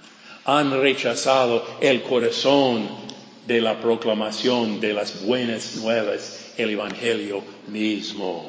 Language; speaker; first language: Spanish; non-native, fluent; English